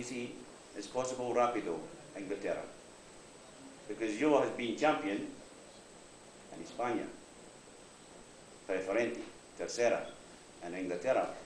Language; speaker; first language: Spanish; non-native, learner; English